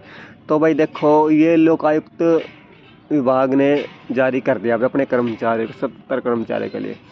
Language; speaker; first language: Hindi; native; Hindi